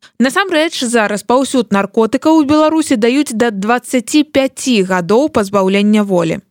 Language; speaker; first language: Belarusian; native; Belarusian